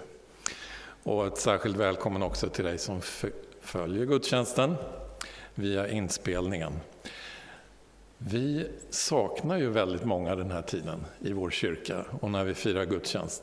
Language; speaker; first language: Swedish; native; Swedish